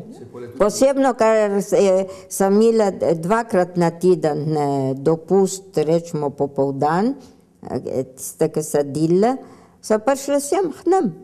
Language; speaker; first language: Slovenian; early bilingual, heritage; Slovenian